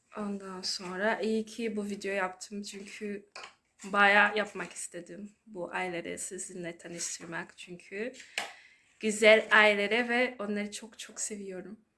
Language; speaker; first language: Turkish; non-native, learner; Kinyarwanda